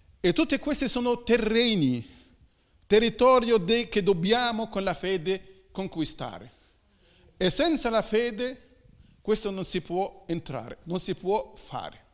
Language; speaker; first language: Italian; non-native, fluent; Arabic